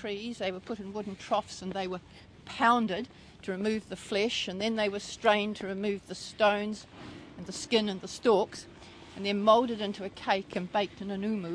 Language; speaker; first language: English; native; English